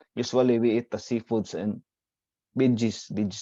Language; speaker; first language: English; non-native, learner; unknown